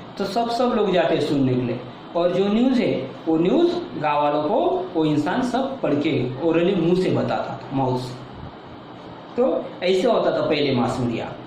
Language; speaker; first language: Hindi; non-native, local second language; Marathi